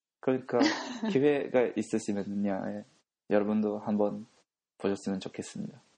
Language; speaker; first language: Korean; non-native, fluent; Japanese